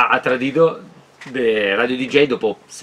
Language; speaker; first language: Italian; native; Italian